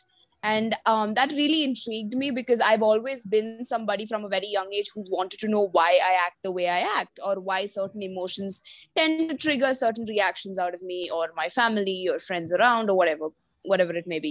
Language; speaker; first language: English; non-native, local second language; Malayalam